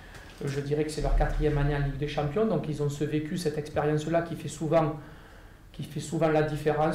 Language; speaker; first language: French; native; French